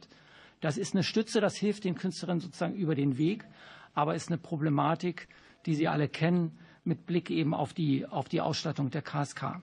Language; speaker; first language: German; native; German